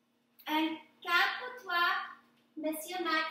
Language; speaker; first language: French; non-native, fluent; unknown